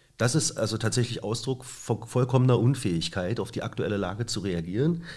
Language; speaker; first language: German; native; German